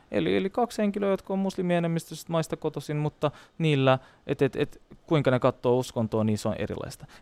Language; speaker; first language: Finnish; non-native, fluent; Turkish